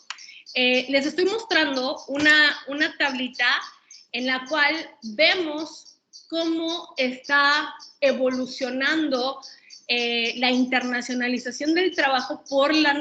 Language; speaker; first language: Spanish; native; Spanish